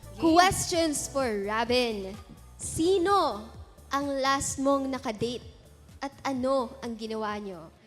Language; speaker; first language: Filipino; native; Filipino